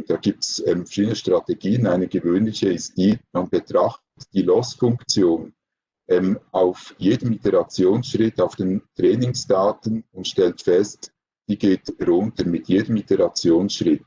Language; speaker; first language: German; native; German